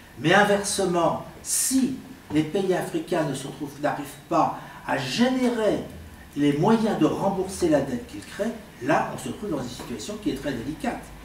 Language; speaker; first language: French; native; French